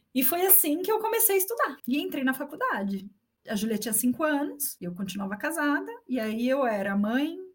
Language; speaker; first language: Portuguese; native; Portuguese